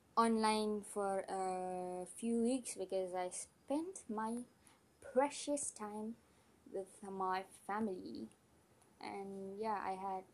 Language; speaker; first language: English; non-native, local second language; Tamil